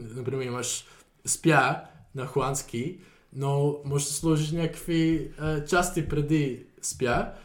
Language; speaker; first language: Bulgarian; non-native, fluent; Dutch